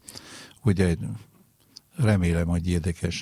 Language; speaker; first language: Hungarian; non-native, fluent; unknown